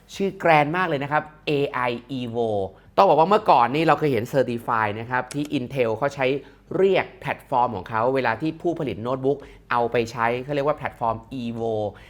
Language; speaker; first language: Thai; native; Thai